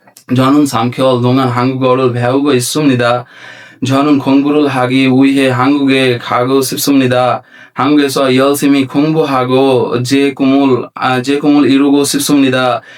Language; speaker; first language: Korean; non-native, learner; Bangla